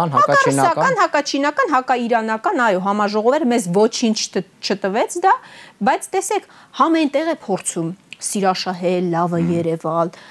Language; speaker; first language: Armenian; native; Armenian